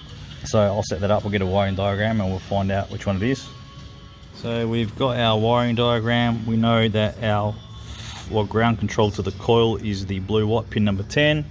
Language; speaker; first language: English; native; English